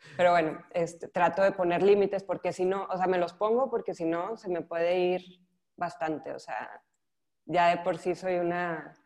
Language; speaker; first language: Spanish; native; Spanish